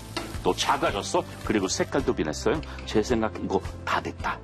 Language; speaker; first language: Korean; non-native, fluent; English